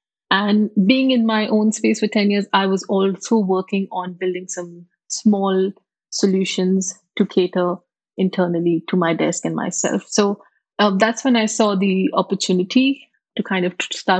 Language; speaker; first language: English; non-native, local second language; Hindi